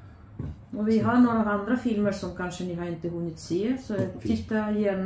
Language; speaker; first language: Swedish; non-native, fluent; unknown